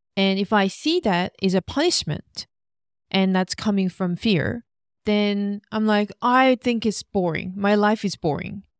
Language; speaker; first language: English; non-native, fluent; Korean